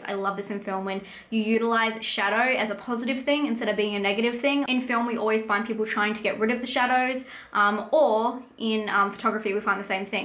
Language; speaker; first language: English; native; English